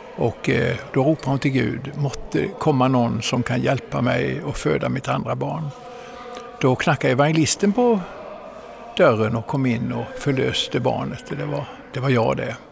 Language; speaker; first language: Swedish; native; Swedish